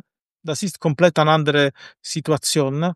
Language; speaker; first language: German; non-native, fluent; Italian